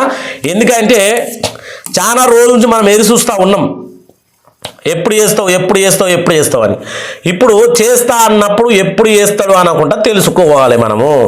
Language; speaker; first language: Telugu; native; Telugu